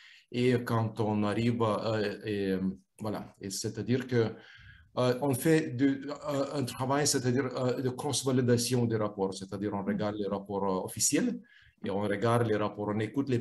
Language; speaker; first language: French; non-native, fluent; Lithuanian